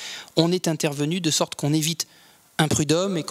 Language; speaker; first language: French; native; French